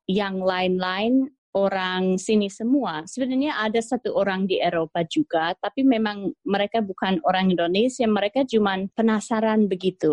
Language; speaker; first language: Indonesian; non-native, fluent; English